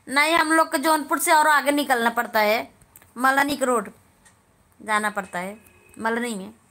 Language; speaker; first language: Hindi; native; Hindi